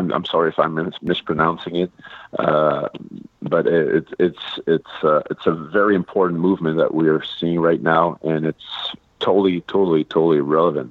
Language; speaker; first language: English; non-native, fluent; French